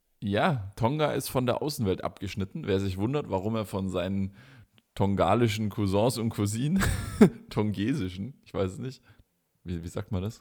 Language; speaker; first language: German; native; German